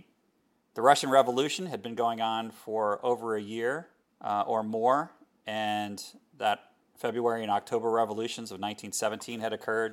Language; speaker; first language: English; native; English